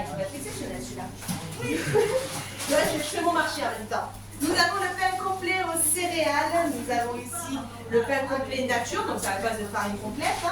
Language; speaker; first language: French; native; French